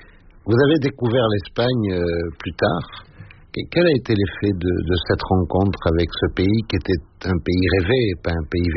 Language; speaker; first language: French; native; French